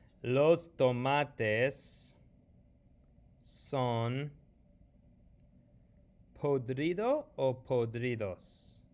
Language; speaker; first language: Spanish; non-native, fluent; English